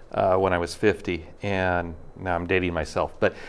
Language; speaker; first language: English; native; English